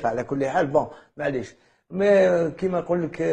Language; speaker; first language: Arabic; native; Arabic